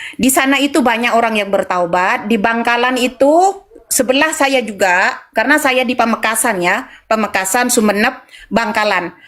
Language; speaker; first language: Indonesian; non-native, local second language; Madurese